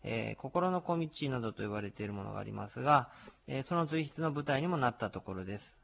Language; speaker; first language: Japanese; native; Japanese